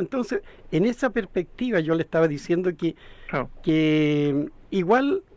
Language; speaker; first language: Spanish; native; Spanish